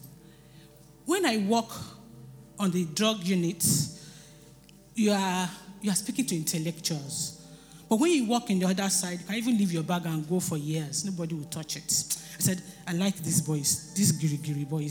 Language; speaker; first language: English; non-native, local second language; Yoruba